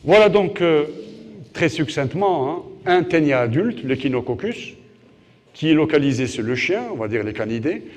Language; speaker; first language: French; non-native, local second language; Arabic